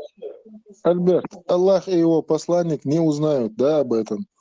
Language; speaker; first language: Russian; non-native, local second language; Chechen